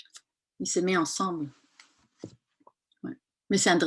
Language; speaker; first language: French; non-native, fluent; German